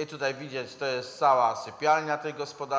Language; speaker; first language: Polish; native; Polish